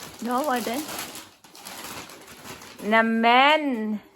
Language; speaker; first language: Swedish; non-native, learner; Thai